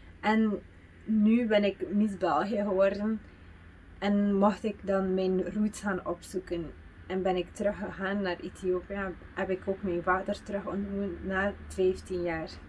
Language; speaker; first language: Dutch; early bilingual, other home language; Amharic